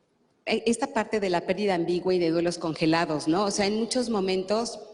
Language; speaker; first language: Spanish; native; Spanish